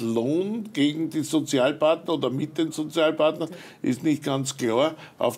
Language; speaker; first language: German; native; German